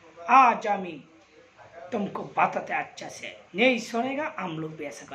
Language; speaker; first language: Hindi; non-native, learner; Bangla